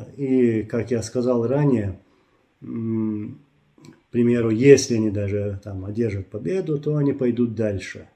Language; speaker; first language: Russian; non-native, local second language; Chechen